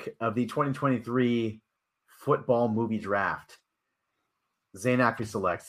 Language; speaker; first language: English; native; English